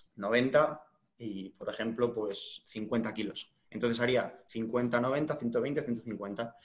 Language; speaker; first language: Spanish; native; Spanish